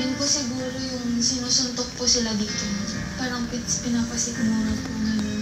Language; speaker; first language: Filipino; native; Filipino